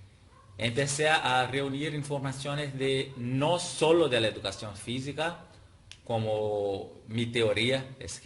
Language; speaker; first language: Spanish; non-native, fluent; Portuguese